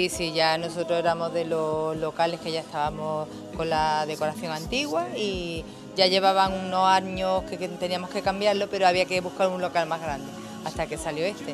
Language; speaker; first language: Spanish; native; Spanish